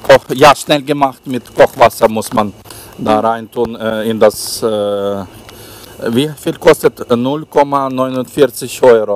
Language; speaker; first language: German; non-native, learner; Ukrainian